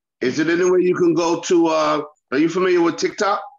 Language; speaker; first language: English; native; English